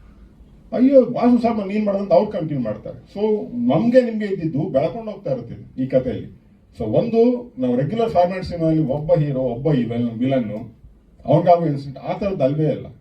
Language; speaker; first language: Kannada; native; Kannada